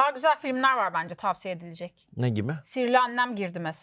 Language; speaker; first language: Turkish; native; Turkish